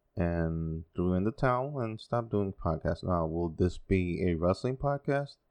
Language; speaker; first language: English; non-native, fluent; Spanish